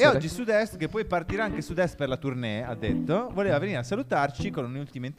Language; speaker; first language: Italian; native; Italian